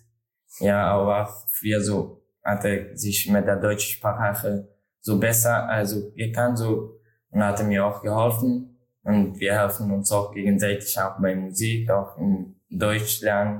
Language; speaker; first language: German; non-native, learner; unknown